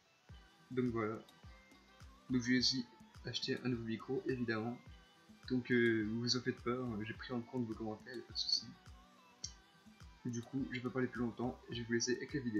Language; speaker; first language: French; native; French